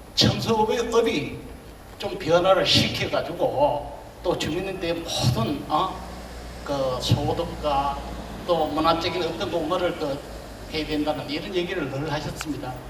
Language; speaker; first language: Korean; native; Korean